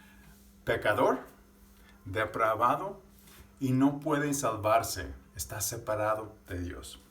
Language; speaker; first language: Spanish; non-native, fluent; English